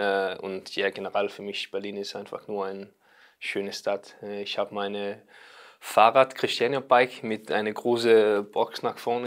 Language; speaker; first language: German; non-native, learner; Danish